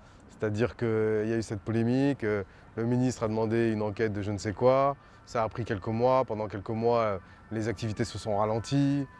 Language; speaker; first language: French; native; French